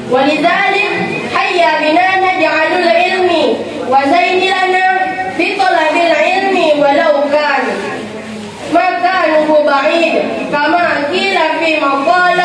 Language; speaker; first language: Arabic; non-native, learner; Indonesian